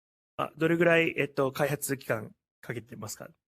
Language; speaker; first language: Japanese; native; Japanese